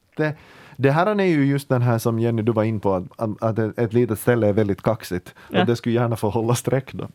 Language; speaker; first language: Swedish; native; Swedish